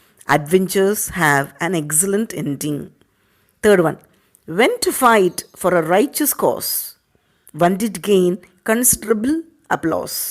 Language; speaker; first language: English; non-native, local second language; Tamil